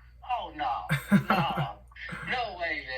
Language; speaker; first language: English; native; English